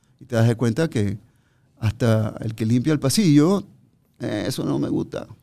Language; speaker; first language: Spanish; native; Spanish